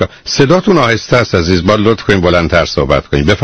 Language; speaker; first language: Persian; native; Persian